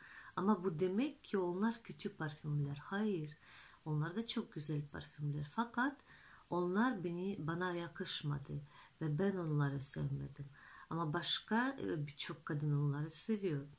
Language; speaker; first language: Turkish; non-native, fluent; Russian